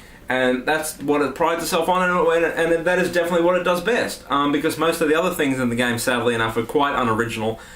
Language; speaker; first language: English; native; English